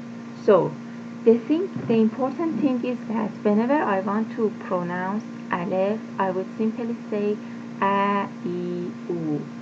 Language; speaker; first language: English; non-native, fluent; Persian